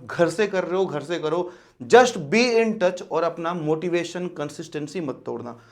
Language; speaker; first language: Hindi; native; Hindi